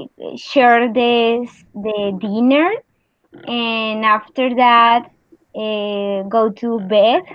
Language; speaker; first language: English; non-native, learner; Spanish